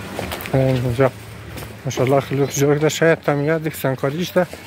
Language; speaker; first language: Persian; native; Persian